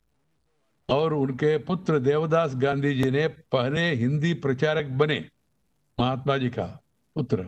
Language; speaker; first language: Hindi; non-native, local second language; Telugu